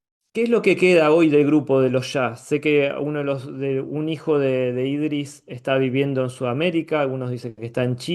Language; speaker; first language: Spanish; native; Spanish